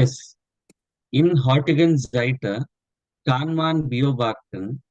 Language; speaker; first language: German; non-native, learner; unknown